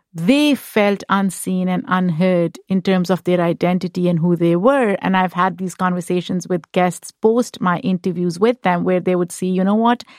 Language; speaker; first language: English; non-native, local second language; Urdu